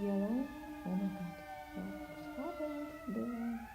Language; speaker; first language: English; non-native, learner; Russian